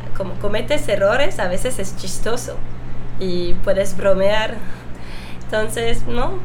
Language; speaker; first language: Spanish; non-native, fluent; French